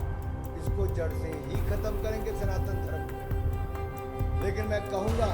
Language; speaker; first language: Hindi; native; Hindi